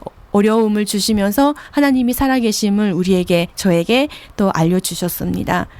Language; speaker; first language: Korean; early bilingual, heritage; Korean